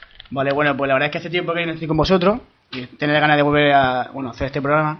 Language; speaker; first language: Spanish; native; Spanish